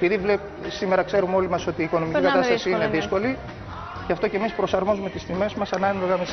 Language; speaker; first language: Greek; native; Greek